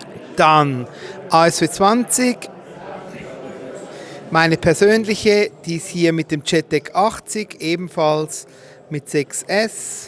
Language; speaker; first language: German; native; German